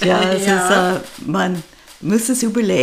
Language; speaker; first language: German; non-native, fluent; English